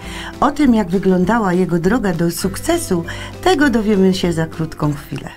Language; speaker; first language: Polish; native; Polish